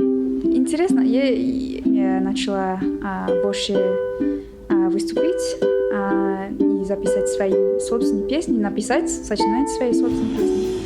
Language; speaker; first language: Russian; non-native, fluent; English